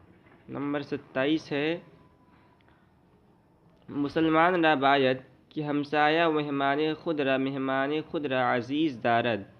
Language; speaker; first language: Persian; non-native, fluent; Urdu